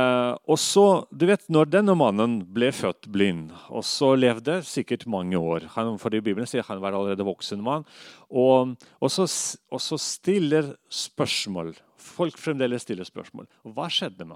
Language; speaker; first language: Norwegian; non-native, fluent; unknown